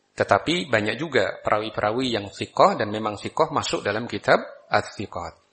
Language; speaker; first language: Malay; non-native, local second language; Javanese